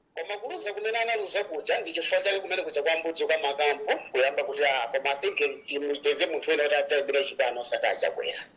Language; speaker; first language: Nyanja; native; Nyanja